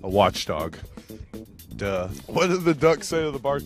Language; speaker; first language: English; native; English